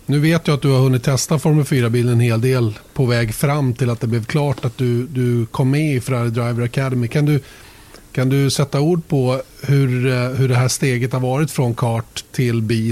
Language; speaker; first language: Swedish; native; Swedish